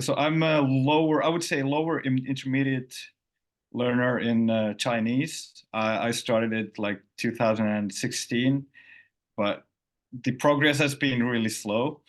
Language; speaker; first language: English; non-native, fluent; Finnish